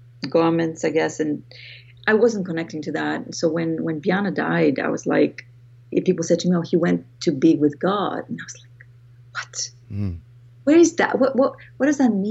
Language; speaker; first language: English; non-native, fluent; Greek